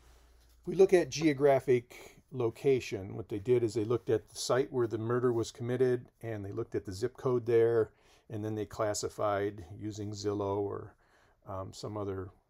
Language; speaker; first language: English; native; English